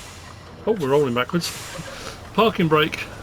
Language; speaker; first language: English; native; English